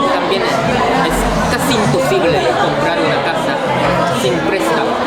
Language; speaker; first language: Spanish; non-native, fluent; Korean